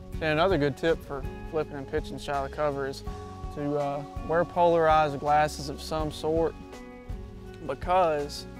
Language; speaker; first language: English; native; English